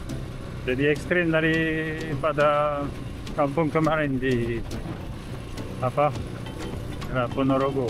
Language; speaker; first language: Indonesian; non-native, fluent; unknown